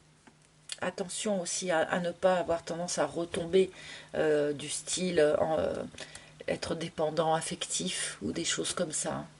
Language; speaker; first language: French; native; French